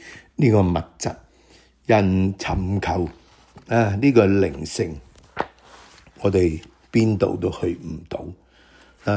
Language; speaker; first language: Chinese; non-native, local second language; Cantonese